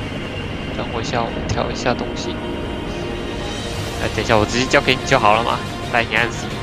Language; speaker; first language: Chinese; native; Chinese